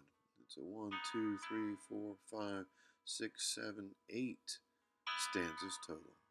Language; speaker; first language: English; native; English